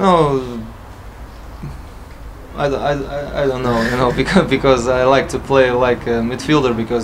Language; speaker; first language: English; non-native, learner; Latvian